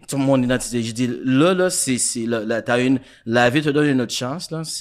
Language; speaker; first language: French; non-native, fluent; English